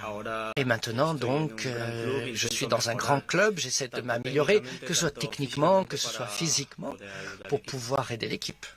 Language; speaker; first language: French; non-native, fluent; Spanish